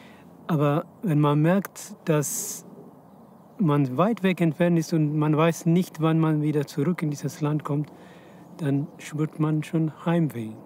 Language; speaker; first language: German; non-native, fluent; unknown